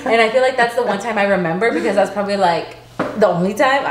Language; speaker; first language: English; early bilingual, other home language; Spanish